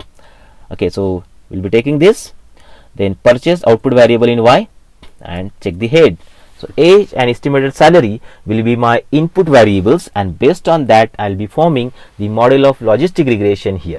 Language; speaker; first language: English; non-native, local second language; Marathi